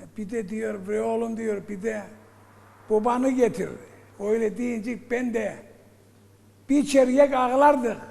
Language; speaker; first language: Turkish; early bilingual, heritage; Turkish